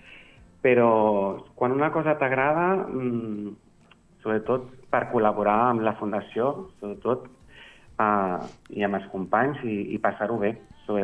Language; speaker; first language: Catalan; non-native, local second language; Spanish